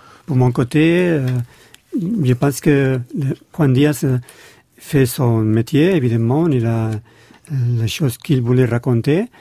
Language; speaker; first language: French; non-native, learner; Spanish